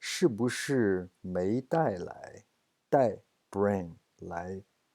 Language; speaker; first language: Chinese; non-native, fluent; English